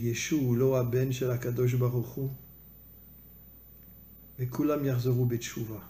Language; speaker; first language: Hebrew; non-native, fluent; French